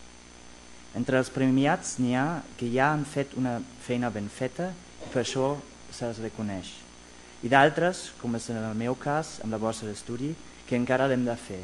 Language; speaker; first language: Catalan; non-native, fluent; German